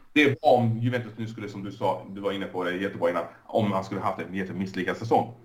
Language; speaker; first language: Swedish; early bilingual, other home language; Persian